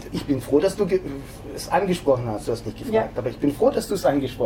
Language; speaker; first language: German; native; German